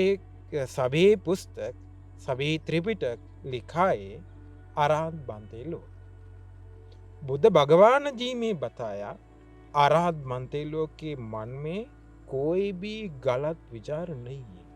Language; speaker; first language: Hindi; non-native, learner; Sinhala